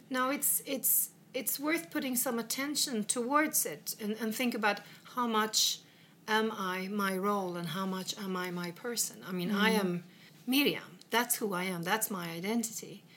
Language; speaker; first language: English; non-native, fluent; Swedish